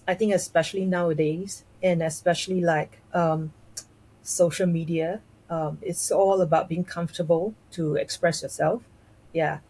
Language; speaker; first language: English; non-native, local second language; Chinese